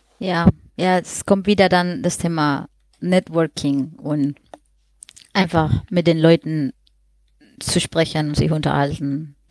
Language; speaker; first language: German; non-native, fluent; Spanish